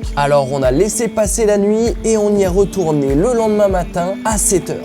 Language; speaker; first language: French; native; French